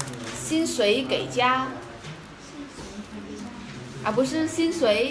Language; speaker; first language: Chinese; non-native, fluent; Vietnamese